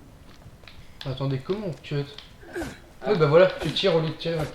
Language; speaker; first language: French; native; French